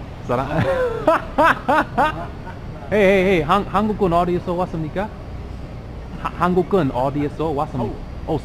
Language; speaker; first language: Korean; non-native, learner; English